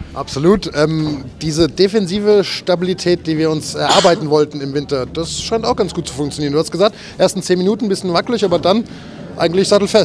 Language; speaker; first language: German; native; German